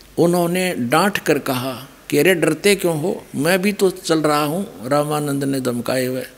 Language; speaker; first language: Hindi; native; Hindi